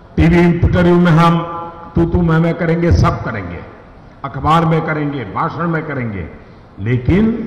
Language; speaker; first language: Hindi; non-native, local second language; Gujarati